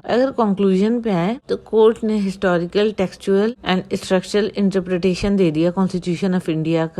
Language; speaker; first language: Hindi; native; Hindi